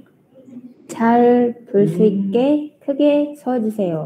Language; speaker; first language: Korean; non-native, learner; Indonesian